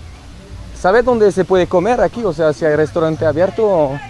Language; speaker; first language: Spanish; non-native, learner; French